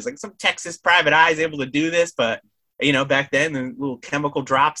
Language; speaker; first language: English; native; English